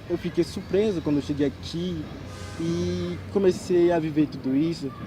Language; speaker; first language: Portuguese; non-native, fluent; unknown